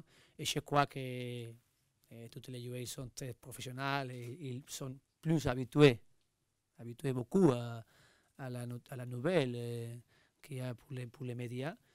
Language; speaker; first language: French; non-native, learner; Spanish